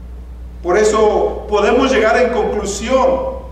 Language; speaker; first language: Spanish; native; Spanish